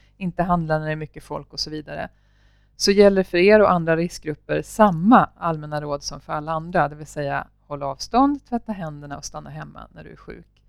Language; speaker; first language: Swedish; native; Swedish